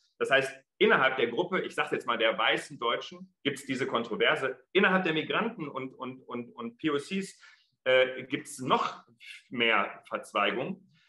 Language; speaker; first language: German; early bilingual, other home language; Arabic